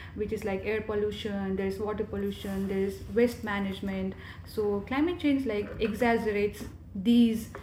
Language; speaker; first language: English; non-native, local second language; Nepali